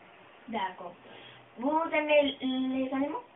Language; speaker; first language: French; non-native, learner; Spanish